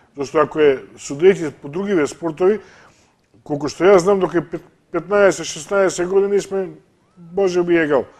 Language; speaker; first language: Macedonian; native; Macedonian